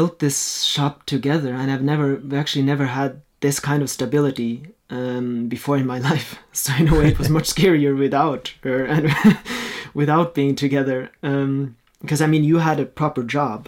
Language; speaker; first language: English; non-native, fluent; Norwegian